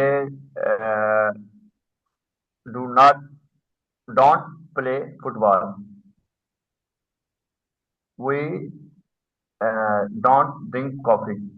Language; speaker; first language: English; non-native, learner; Urdu